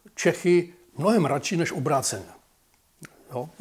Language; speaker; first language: Czech; native; Czech